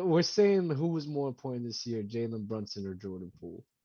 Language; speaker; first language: English; native; English